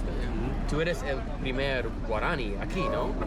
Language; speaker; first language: Spanish; non-native, learner; English